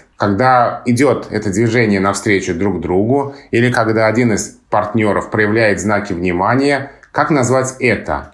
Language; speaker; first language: Russian; native; Russian